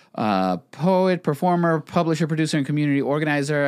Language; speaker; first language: English; native; English